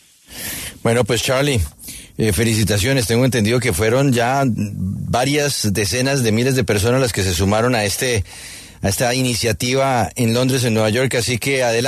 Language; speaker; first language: Spanish; native; Spanish